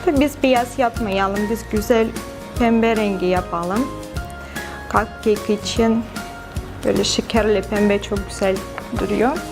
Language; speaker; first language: Turkish; non-native, fluent; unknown